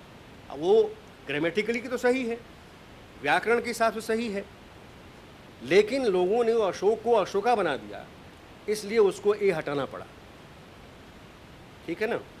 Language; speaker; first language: Hindi; native; Hindi